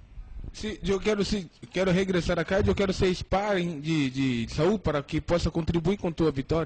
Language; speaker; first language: Spanish; non-native, learner; Portuguese